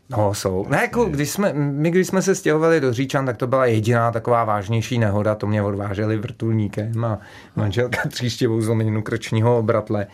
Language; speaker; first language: Czech; native; Czech